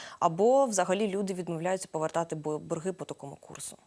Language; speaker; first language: Ukrainian; native; Ukrainian